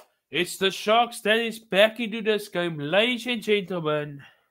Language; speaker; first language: English; non-native, local second language; Afrikaans